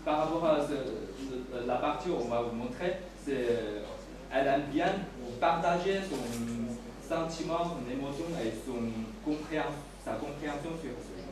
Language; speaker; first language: French; non-native, fluent; Chinese